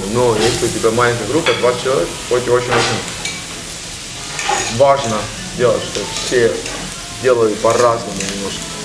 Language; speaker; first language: Russian; non-native, learner; Estonian